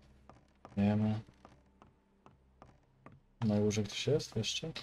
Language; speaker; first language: Polish; native; Polish